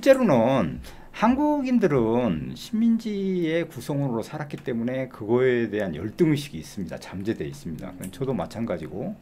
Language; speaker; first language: Korean; native; Korean